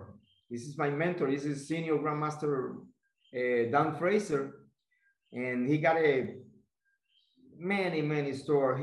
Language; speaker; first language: English; non-native, learner; Spanish